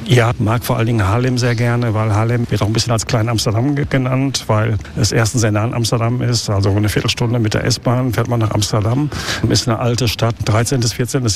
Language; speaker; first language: German; native; German